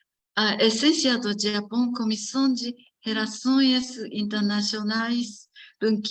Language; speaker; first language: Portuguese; non-native, learner; Japanese